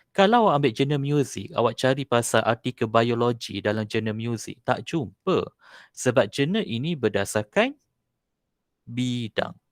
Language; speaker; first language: Malay; native; Malay